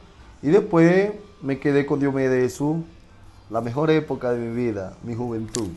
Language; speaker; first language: Spanish; native; Spanish